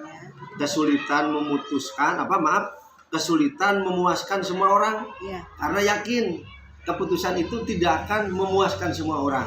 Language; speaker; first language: Indonesian; native; Indonesian